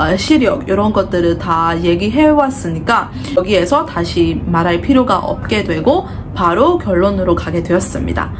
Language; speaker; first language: Korean; non-native, fluent; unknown